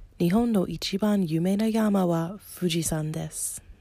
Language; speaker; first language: Japanese; non-native, learner; English